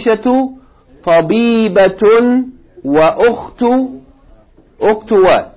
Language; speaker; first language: Arabic; non-native, fluent; English